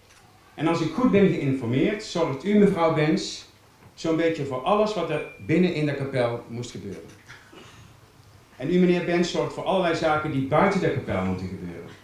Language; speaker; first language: Dutch; native; Dutch